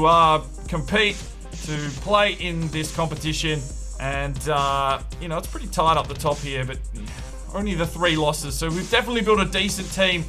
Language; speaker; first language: English; native; English